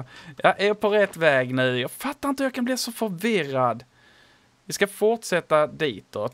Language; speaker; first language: Swedish; native; Swedish